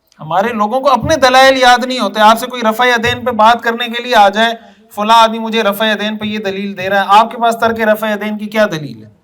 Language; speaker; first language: Urdu; native; Urdu